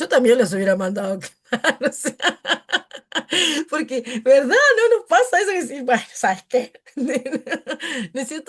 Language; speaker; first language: Spanish; native; Spanish